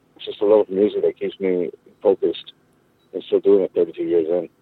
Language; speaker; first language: English; early bilingual, other home language; Spanish